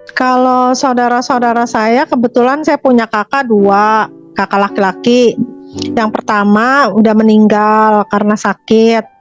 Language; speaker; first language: Indonesian; native; Indonesian